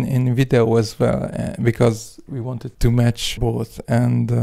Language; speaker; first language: English; non-native, fluent; Hungarian